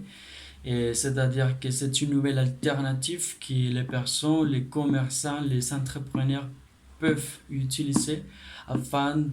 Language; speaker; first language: French; non-native, learner; Spanish